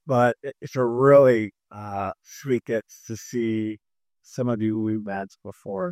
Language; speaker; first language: English; native; English